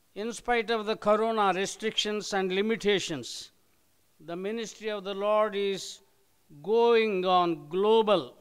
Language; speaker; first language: English; non-native, local second language; Telugu